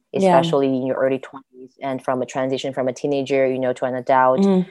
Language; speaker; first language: English; non-native, fluent; Chinese